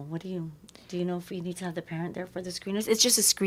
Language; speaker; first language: English; native; English